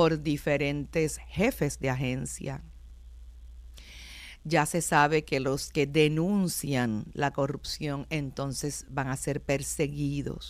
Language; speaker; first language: Spanish; native; Spanish